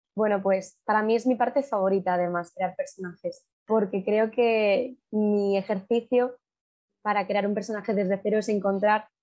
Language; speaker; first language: Spanish; native; Spanish